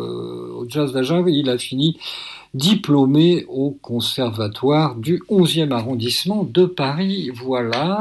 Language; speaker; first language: French; native; French